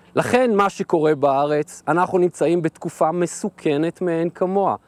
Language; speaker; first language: Hebrew; native; Hebrew